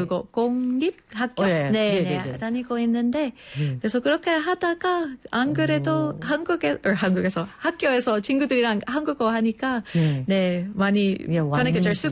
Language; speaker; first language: Korean; non-native, fluent; English